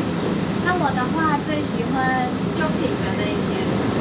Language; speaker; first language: Chinese; native; Chinese